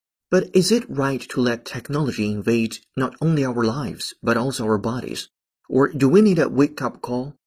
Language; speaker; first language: English; non-native, fluent; Chinese